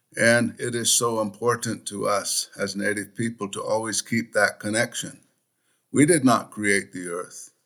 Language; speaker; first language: English; native; English